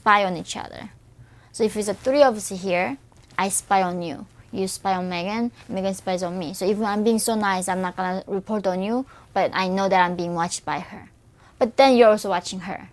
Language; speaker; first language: English; non-native, fluent; Korean